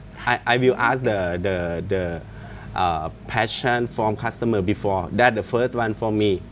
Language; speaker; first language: English; non-native, learner; Thai